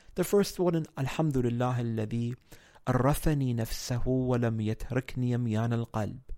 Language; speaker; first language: English; native; English